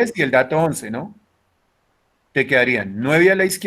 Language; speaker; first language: Spanish; native; Spanish